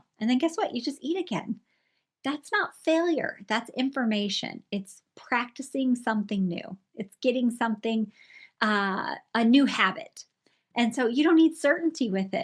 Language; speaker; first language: English; native; English